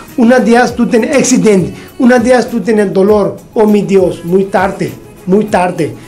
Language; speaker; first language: Spanish; non-native, learner; Tibetan